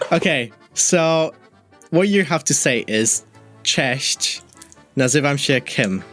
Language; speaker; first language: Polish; early bilingual, heritage; Polish